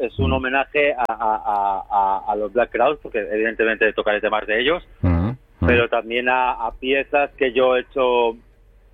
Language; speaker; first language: Spanish; native; Spanish